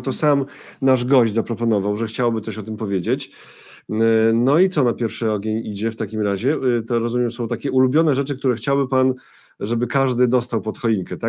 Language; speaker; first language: Polish; native; Polish